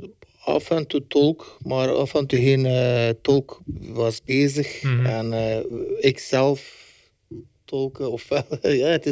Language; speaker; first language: Dutch; early bilingual, other home language; Turkish